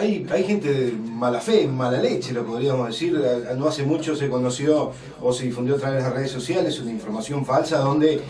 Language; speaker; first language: Spanish; native; Spanish